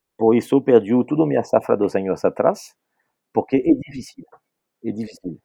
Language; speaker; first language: Portuguese; non-native, fluent; French